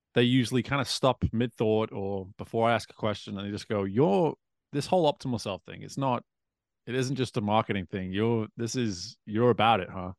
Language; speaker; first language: English; native; English